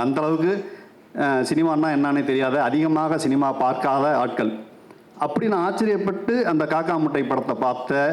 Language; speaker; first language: Tamil; native; Tamil